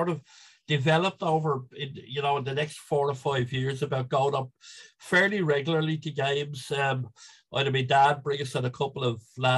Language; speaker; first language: English; native; English